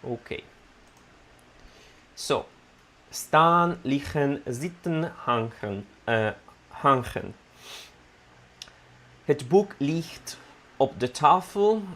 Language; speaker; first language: Dutch; non-native, learner; Italian